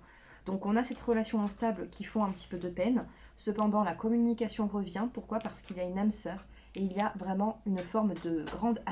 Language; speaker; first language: French; native; French